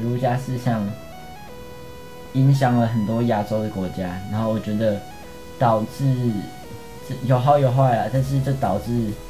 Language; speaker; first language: Chinese; native; Chinese